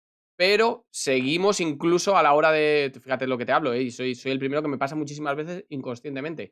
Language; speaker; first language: Spanish; native; Spanish